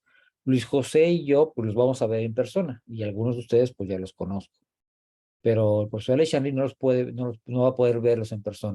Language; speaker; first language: Spanish; native; Spanish